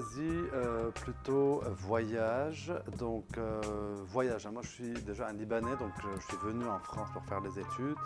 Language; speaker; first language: French; non-native, local second language; Arabic